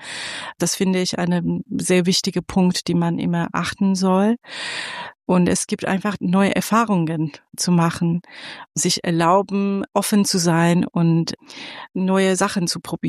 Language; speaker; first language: German; non-native, fluent; Persian